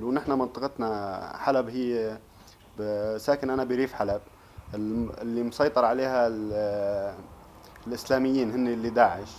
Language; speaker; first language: Arabic; native; Arabic